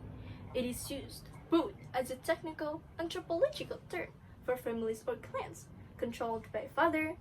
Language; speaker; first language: English; non-native, learner; Indonesian